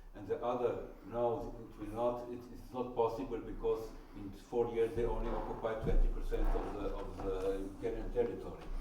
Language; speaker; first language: English; non-native, fluent; Slovenian